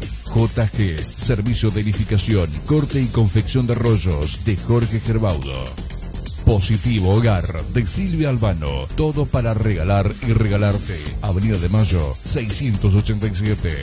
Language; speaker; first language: Spanish; native; Spanish